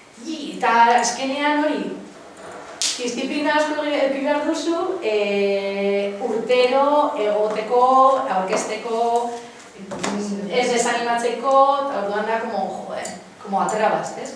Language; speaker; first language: Basque; non-native, local second language; Spanish